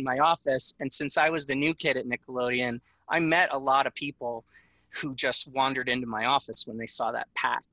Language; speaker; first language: English; native; English